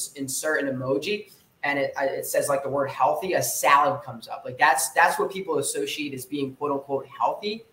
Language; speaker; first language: English; native; English